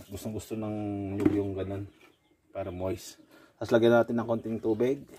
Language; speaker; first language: Filipino; non-native, local second language; Iloko